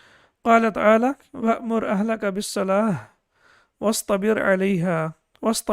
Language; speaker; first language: Arabic; non-native, fluent; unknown